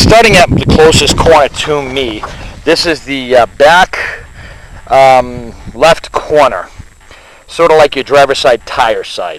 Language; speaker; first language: English; native; English